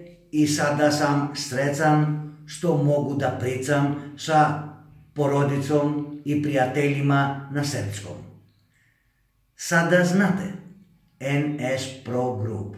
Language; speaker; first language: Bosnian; non-native, learner; Greek